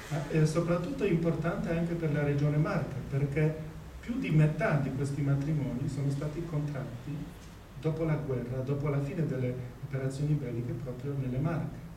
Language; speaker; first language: Italian; non-native, fluent; Polish